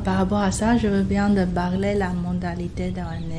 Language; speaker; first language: French; non-native, fluent; Chinese